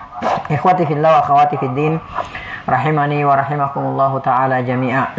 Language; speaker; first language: Arabic; non-native, fluent; Indonesian